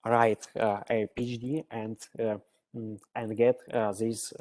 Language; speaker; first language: English; non-native, learner; Russian